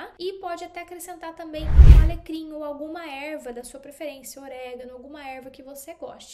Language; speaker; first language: Portuguese; native; Portuguese